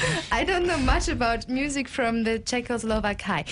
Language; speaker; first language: English; non-native, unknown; German